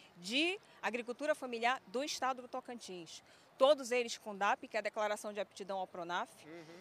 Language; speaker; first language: Portuguese; native; Portuguese